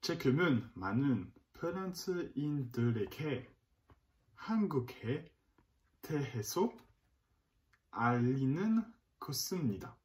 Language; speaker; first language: Korean; non-native, learner; French